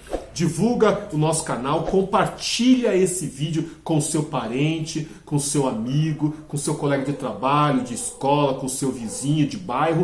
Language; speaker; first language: Portuguese; native; Portuguese